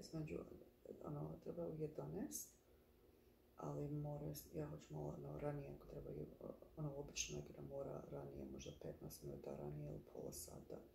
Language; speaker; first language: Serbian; early bilingual, heritage; Bosnian